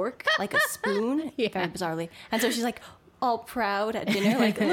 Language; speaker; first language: English; native; English